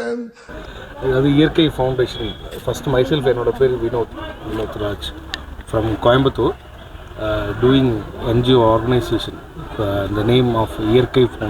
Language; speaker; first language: Tamil; native; Tamil